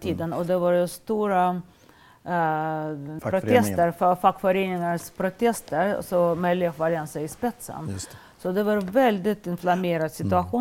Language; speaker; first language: Swedish; non-native, fluent; Russian